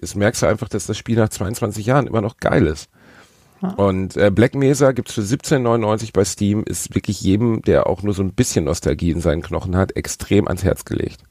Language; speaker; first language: German; native; German